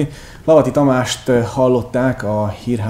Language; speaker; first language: Hungarian; native; Hungarian